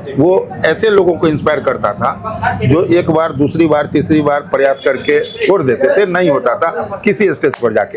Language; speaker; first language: Hindi; native; Hindi